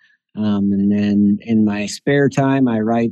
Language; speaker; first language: English; native; English